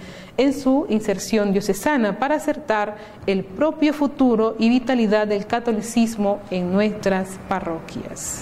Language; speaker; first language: Spanish; native; Spanish